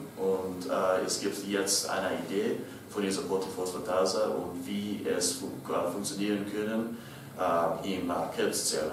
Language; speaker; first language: German; non-native, learner; English